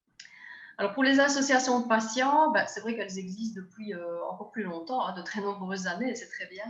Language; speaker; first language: French; native; French